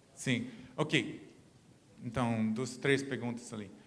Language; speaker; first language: Portuguese; non-native, learner; English